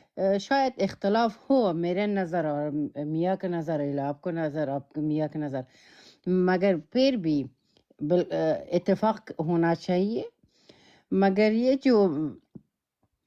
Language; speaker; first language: Hindi; non-native, learner; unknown